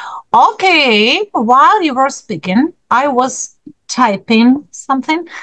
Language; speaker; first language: English; non-native, fluent; Russian